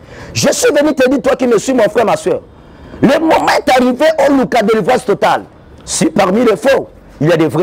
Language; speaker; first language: French; non-native, local second language; Lingala